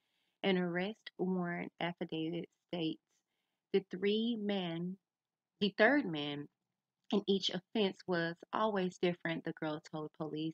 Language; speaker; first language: English; native; English